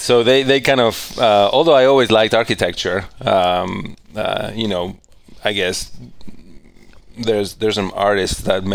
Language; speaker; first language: English; non-native, fluent; Spanish